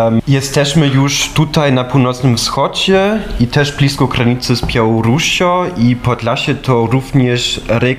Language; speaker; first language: Polish; non-native, fluent; German